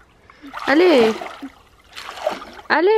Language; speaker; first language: French; native; French